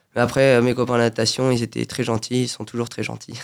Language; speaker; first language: French; native; French